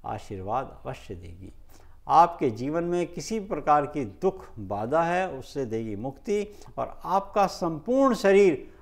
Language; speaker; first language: Hindi; native; Hindi